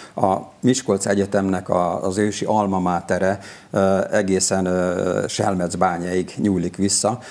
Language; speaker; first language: Hungarian; native; Hungarian